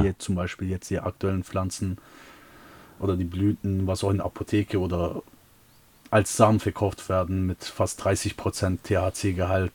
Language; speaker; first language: German; early bilingual, other home language; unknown